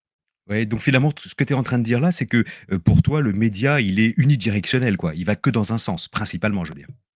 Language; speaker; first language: French; native; French